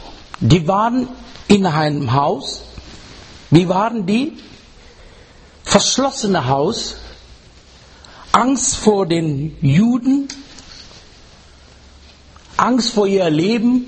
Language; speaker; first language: German; non-native, fluent; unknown